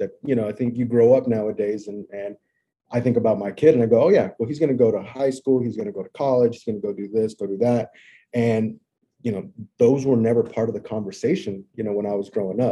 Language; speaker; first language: English; native; English